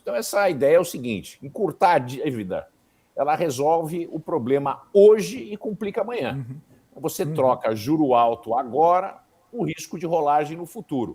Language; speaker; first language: Portuguese; native; Portuguese